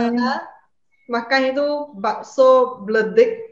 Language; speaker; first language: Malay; non-native, local second language; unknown